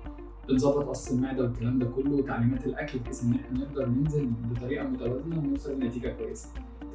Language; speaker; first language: Arabic; native; Arabic